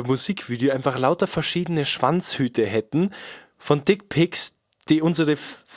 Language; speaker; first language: German; native; German